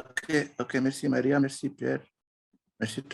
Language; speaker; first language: French; non-native, local second language; Arabic